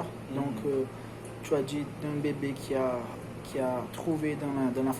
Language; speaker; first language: French; non-native, learner; Portuguese